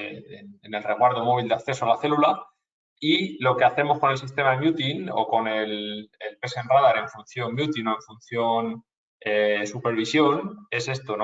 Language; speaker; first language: Spanish; native; Spanish